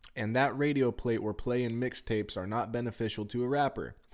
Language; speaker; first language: English; native; English